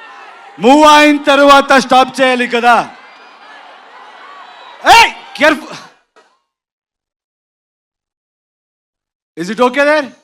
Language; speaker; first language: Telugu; non-native, learner; Kannada